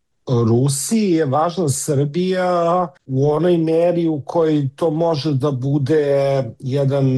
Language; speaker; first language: Serbian; native; Serbian